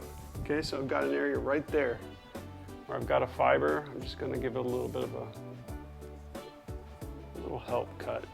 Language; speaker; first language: English; native; English